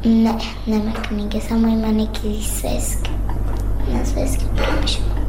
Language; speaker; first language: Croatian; non-native, learner; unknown